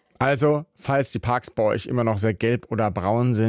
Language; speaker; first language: German; native; German